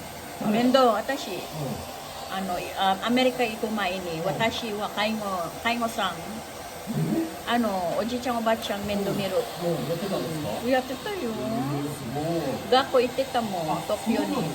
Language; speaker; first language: Japanese; non-native, learner; Filipino